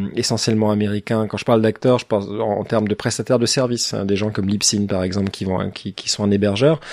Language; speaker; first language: French; native; French